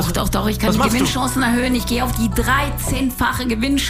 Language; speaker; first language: German; native; German